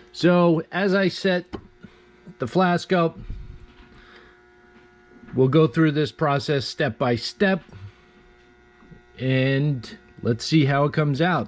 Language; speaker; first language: English; native; English